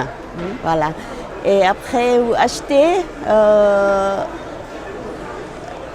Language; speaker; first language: French; non-native, learner; Thai